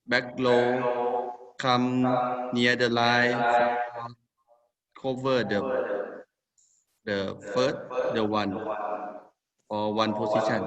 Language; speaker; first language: English; non-native, learner; Thai